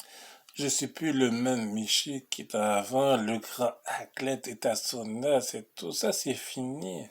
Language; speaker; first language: French; non-native, local second language; Haitian Creole